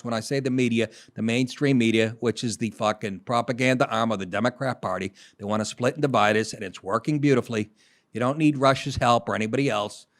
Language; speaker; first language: English; native; English